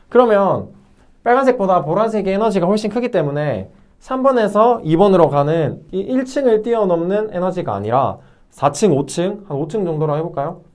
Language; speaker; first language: Korean; native; Korean